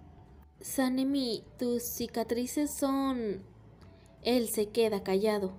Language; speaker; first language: Spanish; native; Spanish